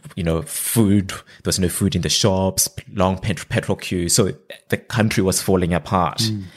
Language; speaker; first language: English; non-native, local second language; Shona